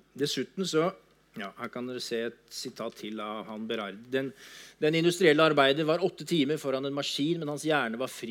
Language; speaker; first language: Norwegian; native; Norwegian